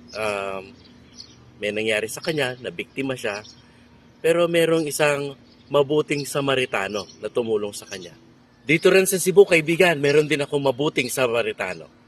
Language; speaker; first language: Filipino; native; Filipino